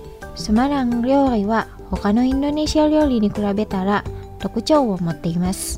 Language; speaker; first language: Japanese; non-native, fluent; Indonesian